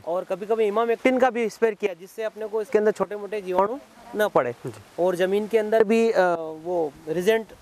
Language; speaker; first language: Hindi; native; Hindi